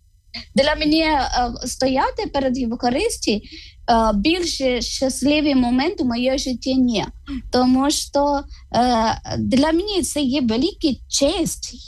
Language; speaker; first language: Ukrainian; non-native, learner; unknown